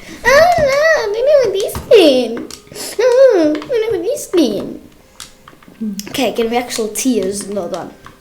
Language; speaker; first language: Welsh; native; Welsh